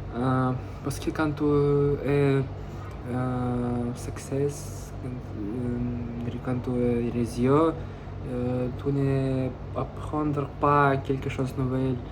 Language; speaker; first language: French; non-native, learner; Russian